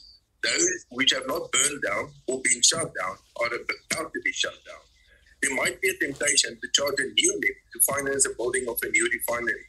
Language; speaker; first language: English; non-native, local second language; Afrikaans